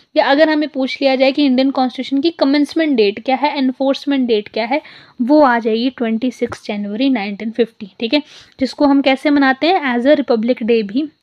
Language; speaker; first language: Hindi; non-native, local second language; Punjabi